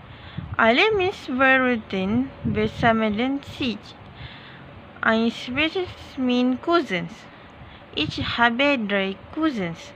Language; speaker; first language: German; non-native, learner; Malay